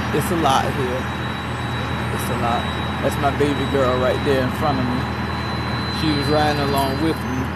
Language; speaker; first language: English; native; English